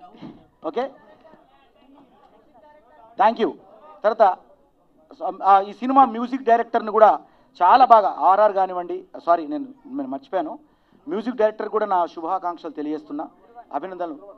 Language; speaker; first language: Telugu; native; Telugu